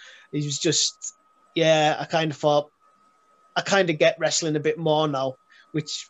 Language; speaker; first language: English; native; English